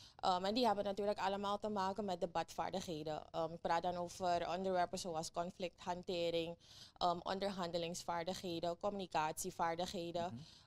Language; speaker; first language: Dutch; native; Dutch